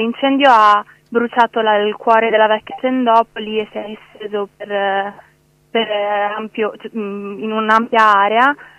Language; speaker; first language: Italian; native; Italian